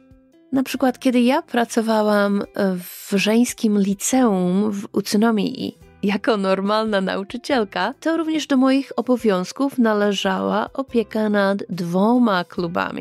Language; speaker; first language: Polish; native; Polish